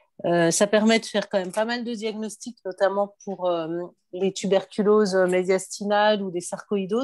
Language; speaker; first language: French; native; French